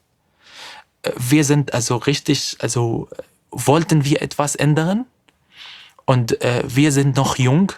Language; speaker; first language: German; non-native, fluent; Arabic